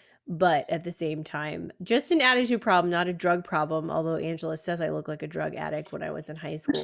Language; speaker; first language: English; native; English